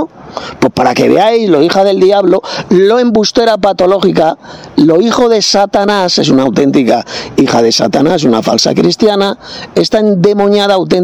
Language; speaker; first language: Spanish; native; Spanish